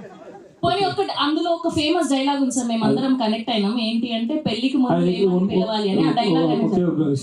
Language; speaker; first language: Telugu; native; Telugu